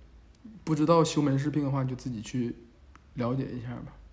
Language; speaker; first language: Chinese; native; Chinese